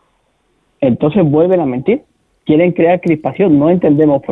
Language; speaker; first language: Spanish; native; Spanish